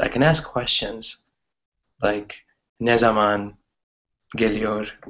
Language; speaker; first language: Turkish; non-native, learner; English